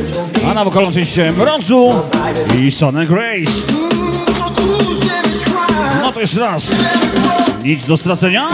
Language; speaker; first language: Polish; native; Polish